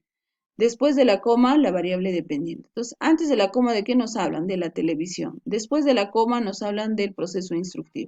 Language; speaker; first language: Spanish; native; Spanish